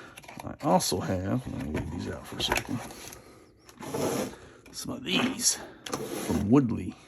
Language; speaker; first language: English; native; English